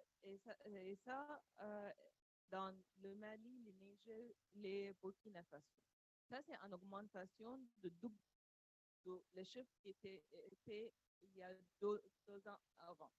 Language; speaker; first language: French; non-native, learner; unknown